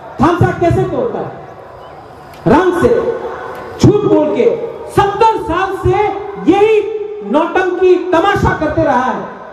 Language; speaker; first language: Hindi; non-native, local second language; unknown